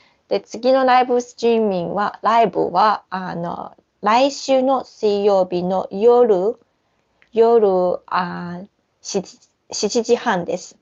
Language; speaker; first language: Japanese; non-native, fluent; Chinese